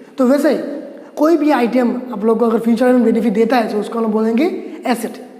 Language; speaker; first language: Hindi; non-native, local second language; Bangla